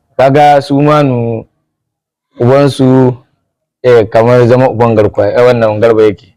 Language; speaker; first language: Hausa; native; Hausa